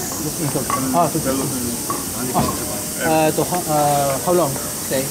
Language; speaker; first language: English; non-native, learner; Japanese